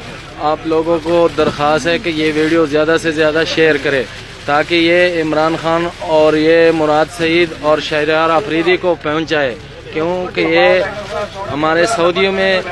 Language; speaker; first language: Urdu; non-native, local second language; Pashto